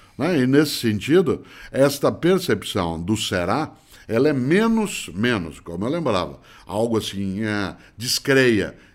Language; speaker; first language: Portuguese; native; Portuguese